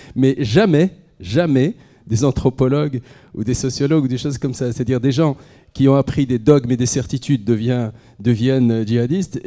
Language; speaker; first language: French; non-native, local second language; Arabic